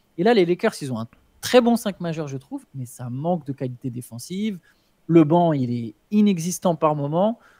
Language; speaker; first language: French; native; French